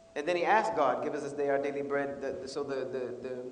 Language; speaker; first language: English; native; English